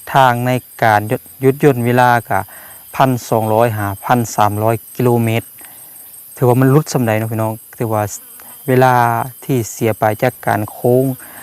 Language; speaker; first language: Thai; native; Thai